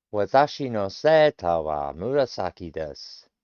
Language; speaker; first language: Japanese; non-native, learner; English